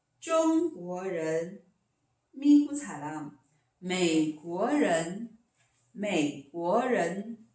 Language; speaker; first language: Korean; non-native, learner; Chinese